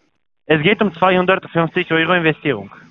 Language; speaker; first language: German; non-native, learner; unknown